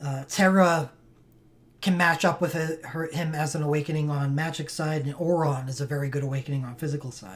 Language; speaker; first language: English; native; English